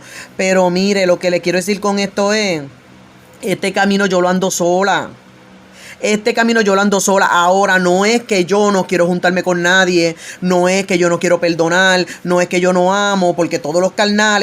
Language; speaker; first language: Spanish; native; Spanish